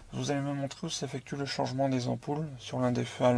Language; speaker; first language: French; native; French